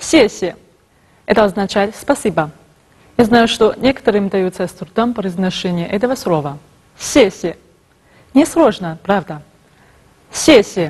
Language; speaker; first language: Russian; non-native, fluent; Chinese